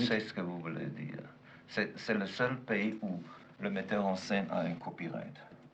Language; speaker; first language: French; non-native, fluent; German